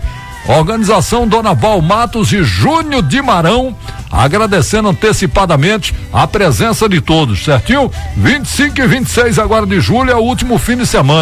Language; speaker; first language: Portuguese; native; Portuguese